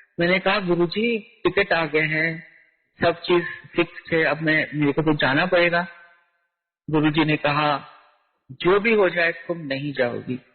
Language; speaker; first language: Hindi; native; Hindi